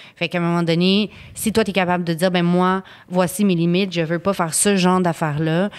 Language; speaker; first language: French; native; French